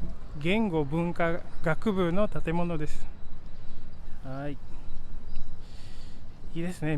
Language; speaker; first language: Japanese; non-native, fluent; Indonesian